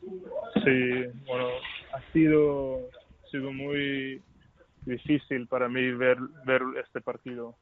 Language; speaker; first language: Spanish; non-native, learner; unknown